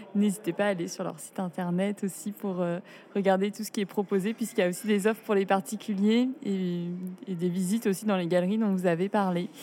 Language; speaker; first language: French; native; French